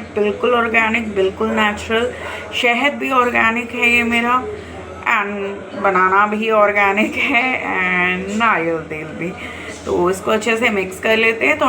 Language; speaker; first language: Hindi; non-native, local second language; Bangla